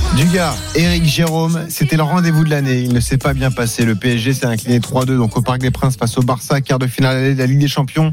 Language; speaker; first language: French; native; French